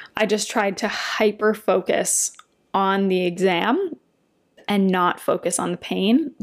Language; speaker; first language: English; native; English